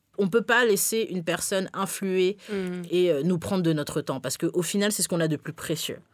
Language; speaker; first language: French; early bilingual, other home language; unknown